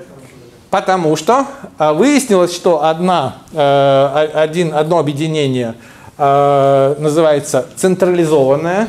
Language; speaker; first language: Russian; native; Russian